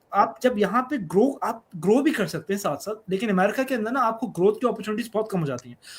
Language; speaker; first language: Urdu; native; Urdu